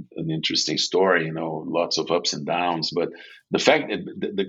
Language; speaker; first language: English; non-native, fluent; Portuguese